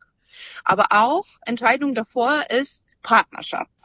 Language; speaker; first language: German; non-native, fluent; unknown